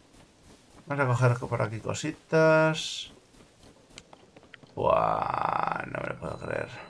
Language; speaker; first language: Spanish; native; Spanish